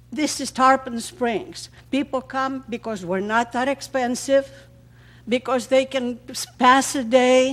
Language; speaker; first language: English; non-native, fluent; Greek